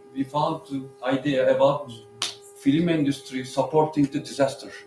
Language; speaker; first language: English; non-native, learner; Turkish